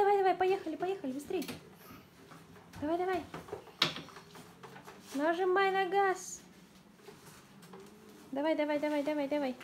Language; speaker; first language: Russian; native; Russian